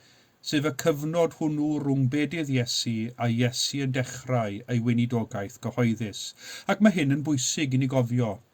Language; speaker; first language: Welsh; native; Welsh